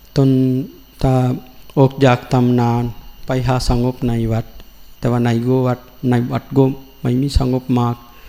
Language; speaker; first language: Thai; non-native, learner; Sinhala